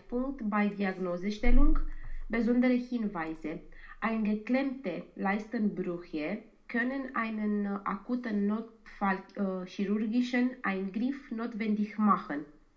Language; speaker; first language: German; non-native, learner; Romanian